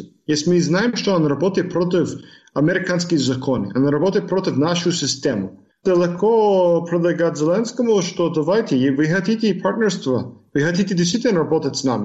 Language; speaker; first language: Russian; non-native, fluent; English